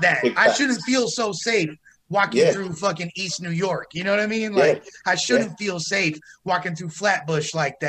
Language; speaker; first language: English; native; English